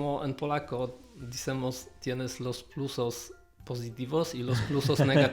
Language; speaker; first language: Spanish; non-native, learner; Polish